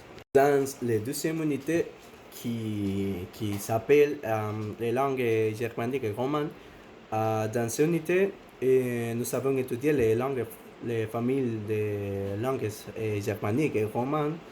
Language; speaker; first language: French; non-native, learner; Spanish